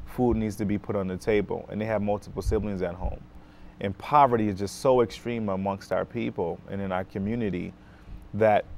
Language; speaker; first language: English; native; English